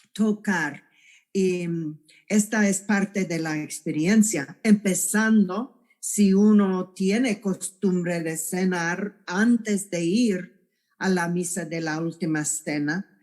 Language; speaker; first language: Spanish; non-native, fluent; English